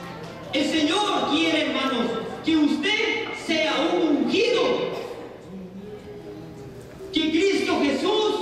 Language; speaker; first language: Spanish; native; Spanish